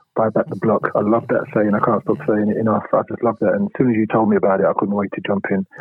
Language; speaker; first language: English; native; English